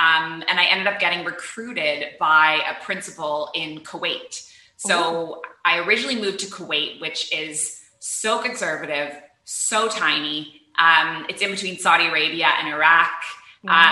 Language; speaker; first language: English; native; English